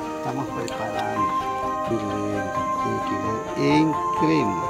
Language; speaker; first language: Spanish; non-native, local second language; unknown